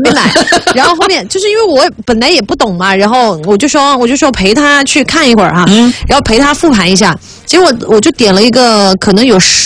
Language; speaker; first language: Chinese; native; Chinese